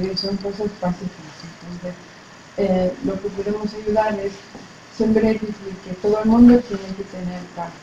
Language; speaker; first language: Spanish; non-native, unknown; Arabic